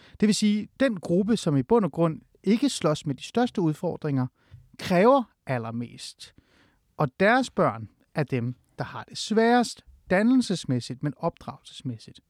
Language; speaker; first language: Danish; early bilingual, other home language; Persian